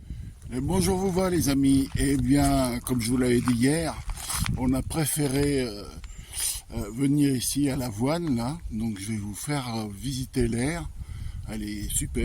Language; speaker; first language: French; native; French